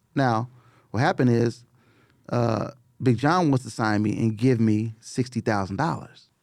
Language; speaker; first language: English; native; English